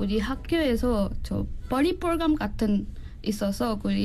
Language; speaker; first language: Korean; non-native, learner; Nepali